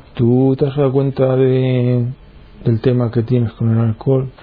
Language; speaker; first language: Spanish; native; Spanish